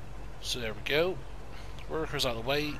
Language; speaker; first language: English; native; English